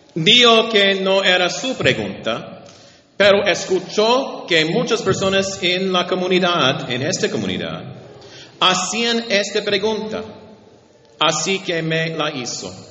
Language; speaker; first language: Spanish; non-native, learner; English